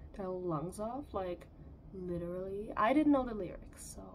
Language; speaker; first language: English; non-native, fluent; German